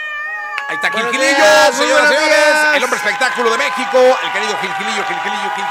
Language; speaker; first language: Spanish; native; Spanish